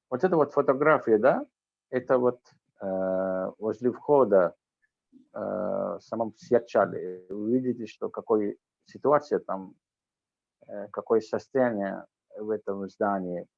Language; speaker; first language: Russian; non-native, fluent; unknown